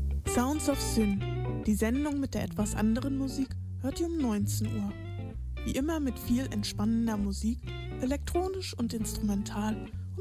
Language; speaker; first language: German; native; German